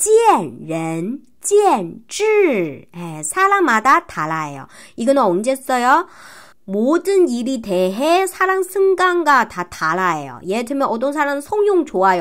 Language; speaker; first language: Korean; non-native, fluent; Chinese